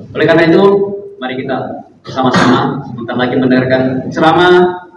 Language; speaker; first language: Indonesian; native; Indonesian